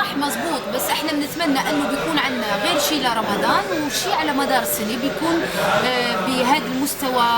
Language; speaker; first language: Arabic; native; Arabic